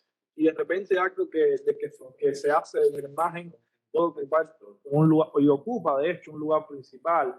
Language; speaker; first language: Spanish; native; Spanish